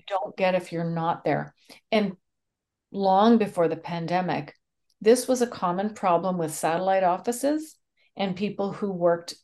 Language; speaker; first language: English; native; English